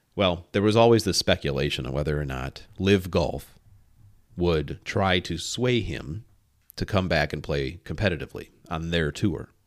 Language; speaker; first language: English; native; English